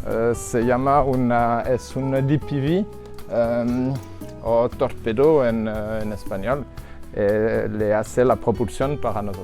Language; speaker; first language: Spanish; non-native, learner; French